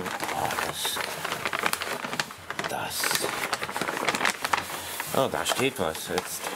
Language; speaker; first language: German; native; German